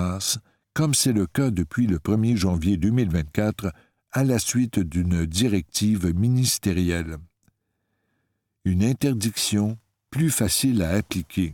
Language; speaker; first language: French; native; French